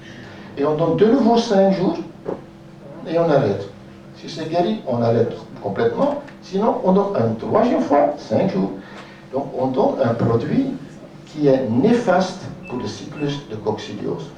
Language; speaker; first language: French; non-native, local second language; Dutch